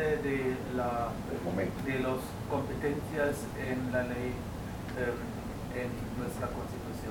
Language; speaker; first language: Spanish; non-native, fluent; German